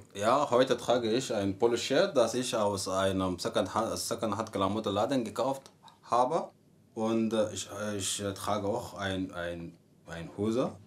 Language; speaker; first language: German; non-native, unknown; Arabic